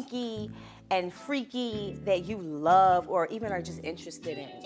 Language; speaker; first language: English; native; English